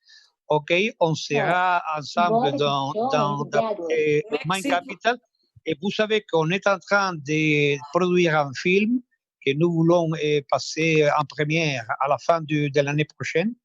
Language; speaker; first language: French; non-native, fluent; Spanish